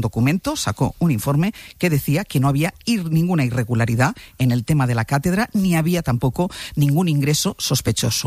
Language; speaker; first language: Spanish; native; Spanish